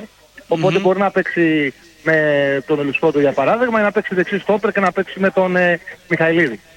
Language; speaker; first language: Greek; native; Greek